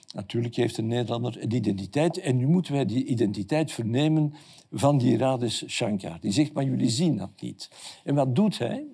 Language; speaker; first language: Dutch; native; Dutch